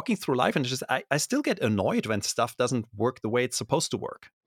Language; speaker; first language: English; non-native, fluent; German